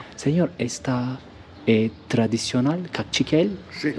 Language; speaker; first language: Spanish; non-native, learner; Turkish